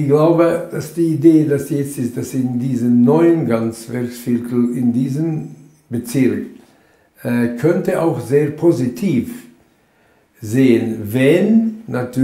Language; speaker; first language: German; non-native, fluent; Latvian